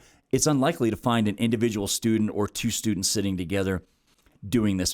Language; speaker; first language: English; native; English